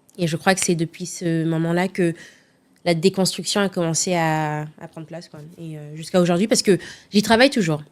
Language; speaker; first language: French; early bilingual, other home language; Lingala